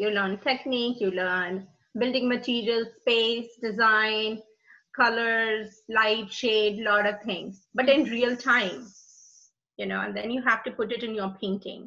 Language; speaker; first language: English; non-native, local second language; Hindi